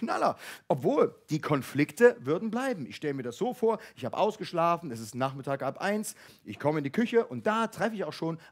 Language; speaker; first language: German; native; German